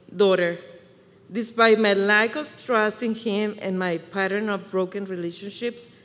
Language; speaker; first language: English; non-native, fluent; Spanish